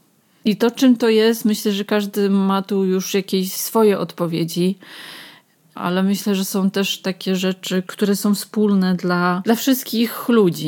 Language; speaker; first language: Polish; native; Polish